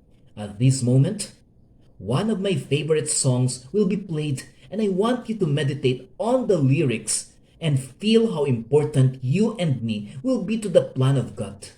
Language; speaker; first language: English; non-native, local second language; Hiligaynon